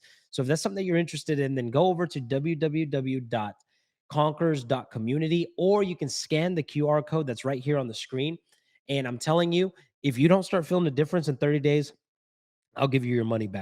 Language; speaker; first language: English; native; English